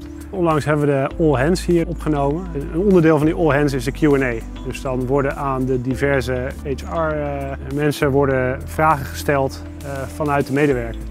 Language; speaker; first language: Dutch; native; Dutch